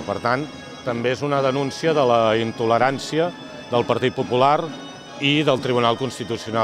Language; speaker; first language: Catalan; native; Catalan